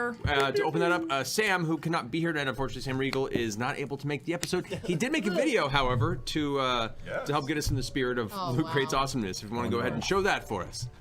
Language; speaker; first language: English; native; English